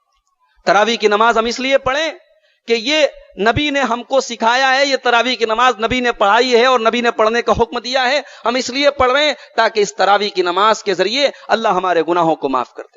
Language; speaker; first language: Urdu; native; Urdu